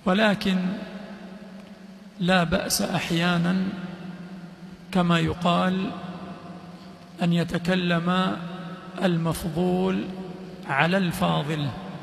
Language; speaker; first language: Arabic; non-native, fluent; Swahili